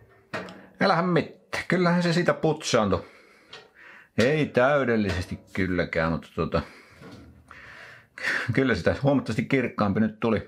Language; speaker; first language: Finnish; native; Finnish